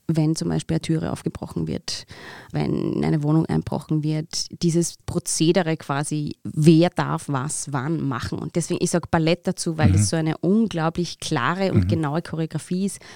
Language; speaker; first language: German; native; German